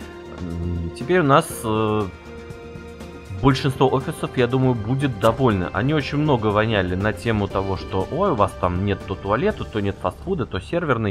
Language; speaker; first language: Russian; native; Russian